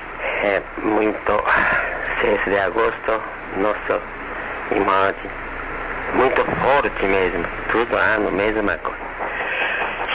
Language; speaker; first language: Portuguese; non-native, learner; Japanese